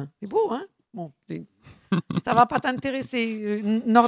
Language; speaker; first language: French; native; French